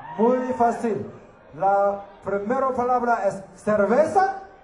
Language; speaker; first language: Spanish; non-native, learner; English